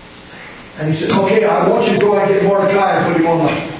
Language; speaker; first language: English; native; English